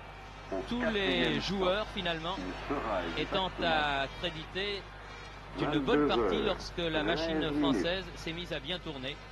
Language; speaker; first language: French; native; French